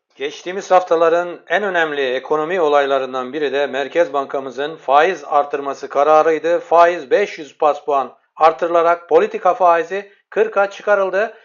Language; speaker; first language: Turkish; native; Turkish